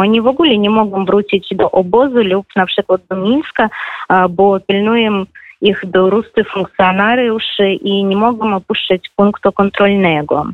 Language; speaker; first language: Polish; non-native, fluent; Russian